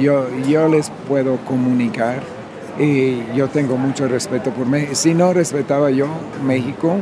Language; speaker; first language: Spanish; non-native, fluent; English